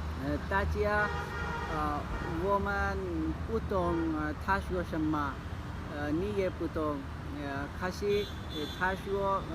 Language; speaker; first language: Chinese; non-native, learner; Hindi